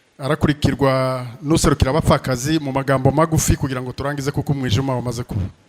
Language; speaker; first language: Kinyarwanda; native; Kinyarwanda